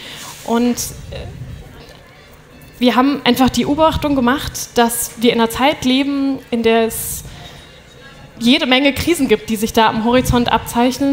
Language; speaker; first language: German; native; German